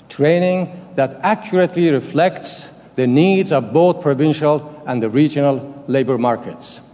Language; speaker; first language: English; non-native, fluent; Persian